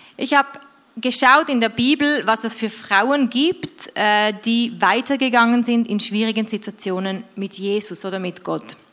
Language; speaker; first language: German; native; German